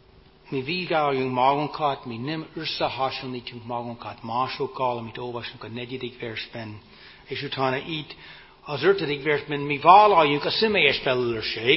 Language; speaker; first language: Hungarian; non-native, fluent; English